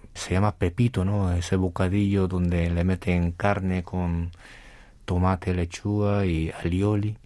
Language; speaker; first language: Spanish; native; Spanish